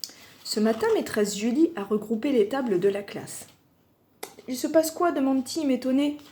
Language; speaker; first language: French; native; French